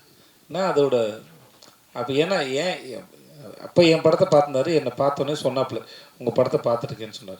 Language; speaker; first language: Tamil; native; Tamil